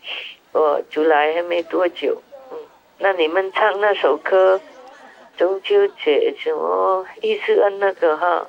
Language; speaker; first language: Chinese; non-native, fluent; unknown